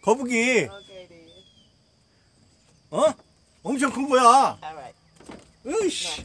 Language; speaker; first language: Korean; native; Korean